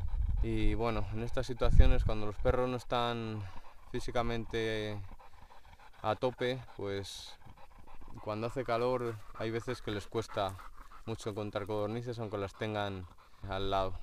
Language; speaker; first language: Spanish; native; Spanish